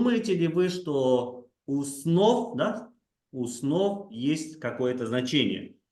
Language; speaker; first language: Russian; non-native, local second language; Kazakh